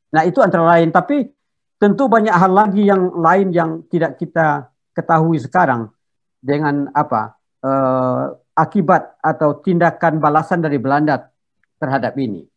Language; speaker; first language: Indonesian; non-native, local second language; Minangkabau